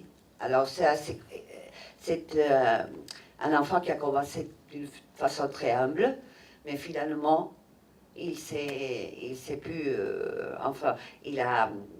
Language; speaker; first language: French; non-native, fluent; Catalan